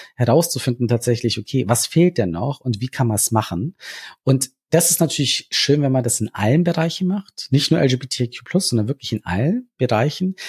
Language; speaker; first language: German; native; German